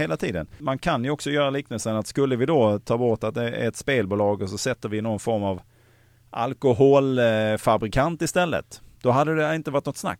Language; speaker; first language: Swedish; native; Swedish